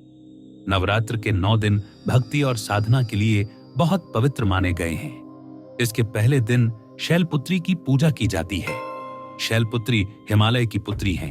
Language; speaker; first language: Hindi; native; Hindi